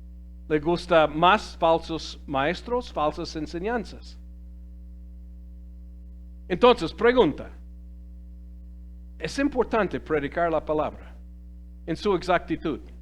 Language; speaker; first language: Spanish; non-native, fluent; English